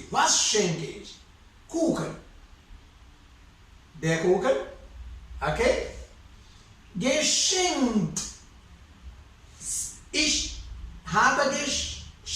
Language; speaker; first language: German; non-native, fluent; Sinhala